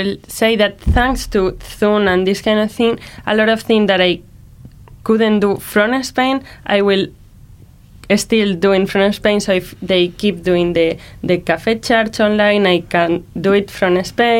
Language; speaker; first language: English; non-native, learner; Spanish